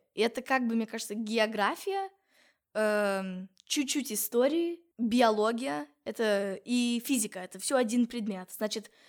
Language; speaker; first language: Russian; non-native, fluent; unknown